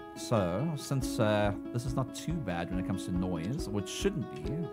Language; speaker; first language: English; native; English